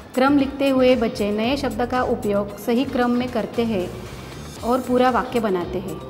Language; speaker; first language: Hindi; non-native, local second language; Marathi